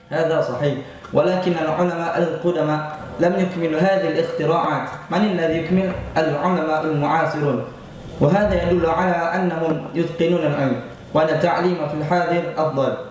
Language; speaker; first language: Arabic; non-native, learner; Indonesian